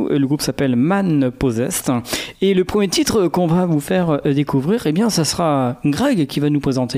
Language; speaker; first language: French; native; French